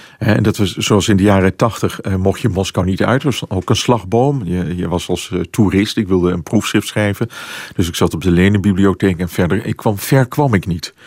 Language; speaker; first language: Dutch; native; Dutch